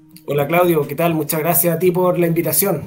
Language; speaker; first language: Spanish; native; Spanish